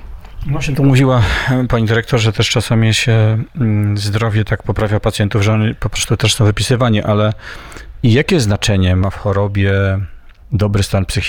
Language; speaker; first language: Polish; native; Polish